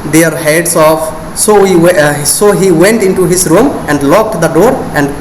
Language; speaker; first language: English; non-native, local second language; Assamese